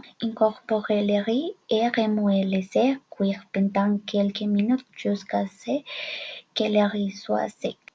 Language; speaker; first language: French; non-native, learner; Spanish